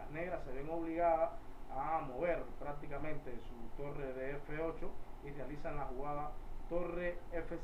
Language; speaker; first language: Spanish; native; Spanish